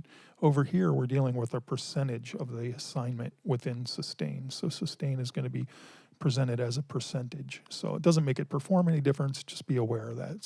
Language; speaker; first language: English; native; English